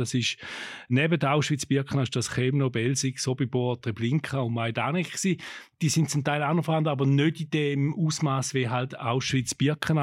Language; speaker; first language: German; native; German